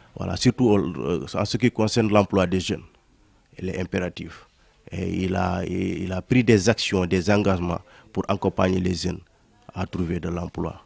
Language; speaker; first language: French; non-native, local second language; Wolof